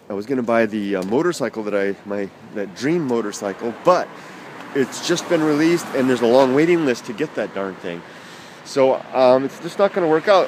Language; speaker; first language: English; native; English